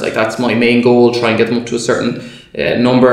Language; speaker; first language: English; native; English